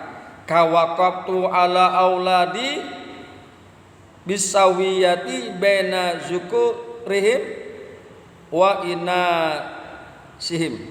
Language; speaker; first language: Arabic; non-native, fluent; Indonesian